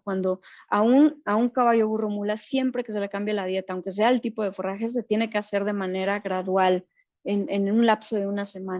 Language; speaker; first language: Spanish; native; Spanish